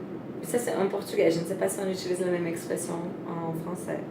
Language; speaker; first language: French; non-native, fluent; Portuguese